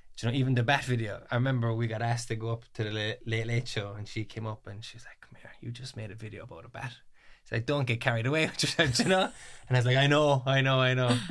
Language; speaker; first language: English; native; English